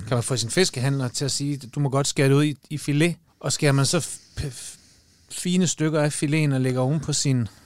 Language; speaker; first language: Danish; native; Danish